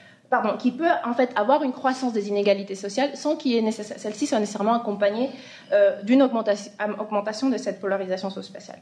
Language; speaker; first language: French; native; French